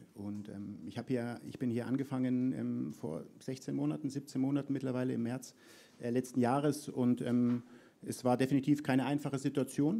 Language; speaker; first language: German; native; German